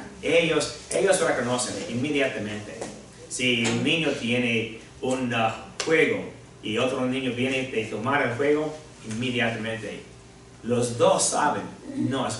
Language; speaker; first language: Spanish; non-native, fluent; English